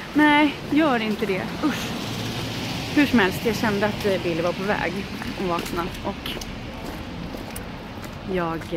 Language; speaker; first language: Swedish; native; Swedish